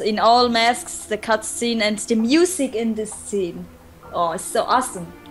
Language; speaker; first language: English; non-native, learner; German